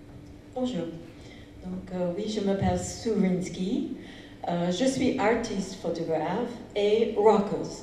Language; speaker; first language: French; non-native, fluent; English